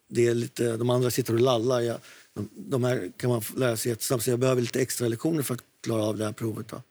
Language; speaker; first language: Swedish; non-native, fluent; Arabic